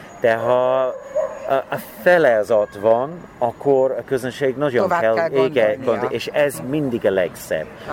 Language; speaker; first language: Hungarian; non-native, learner; English